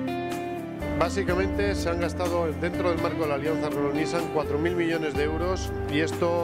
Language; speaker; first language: Spanish; native; Spanish